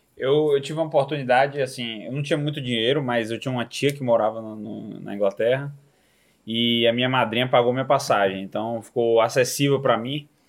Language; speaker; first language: Portuguese; native; Portuguese